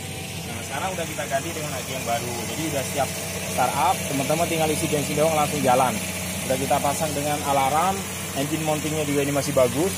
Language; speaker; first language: Indonesian; native; Indonesian